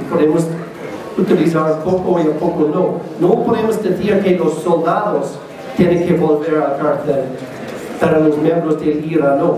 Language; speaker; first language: Spanish; non-native, learner; English